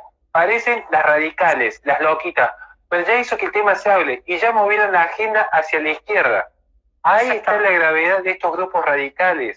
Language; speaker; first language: Spanish; native; Spanish